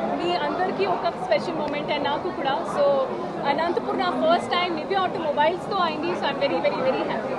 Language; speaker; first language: Telugu; non-native, learner; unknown